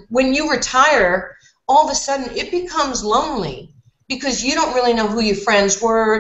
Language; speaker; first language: English; native; English